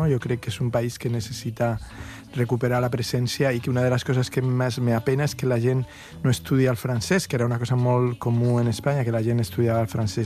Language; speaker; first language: Catalan; non-native, local second language; Spanish